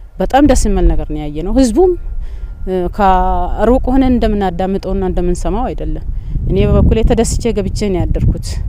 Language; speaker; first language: Amharic; non-native, local second language; Oromo